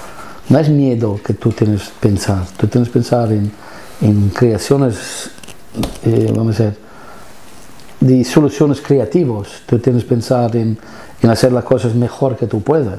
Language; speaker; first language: Spanish; non-native, fluent; Italian